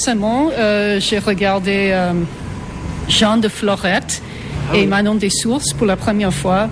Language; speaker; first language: French; non-native, fluent; English